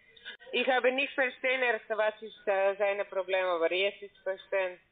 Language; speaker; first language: German; non-native, learner; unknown